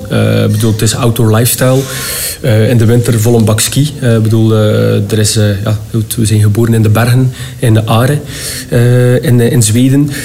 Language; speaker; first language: Dutch; native; Dutch